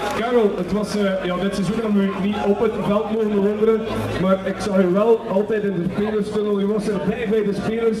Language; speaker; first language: Dutch; native; Dutch